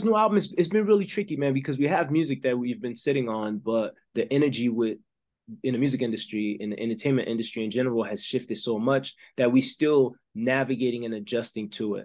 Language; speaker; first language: English; early bilingual, other home language; French